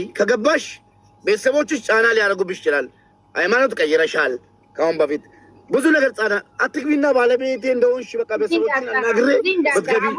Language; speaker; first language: Amharic; non-native, local second language; Oromo